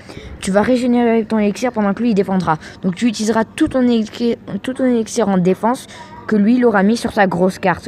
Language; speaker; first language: French; native; French